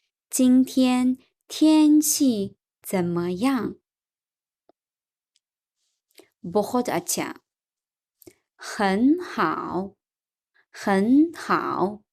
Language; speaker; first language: Chinese; non-native, learner; Urdu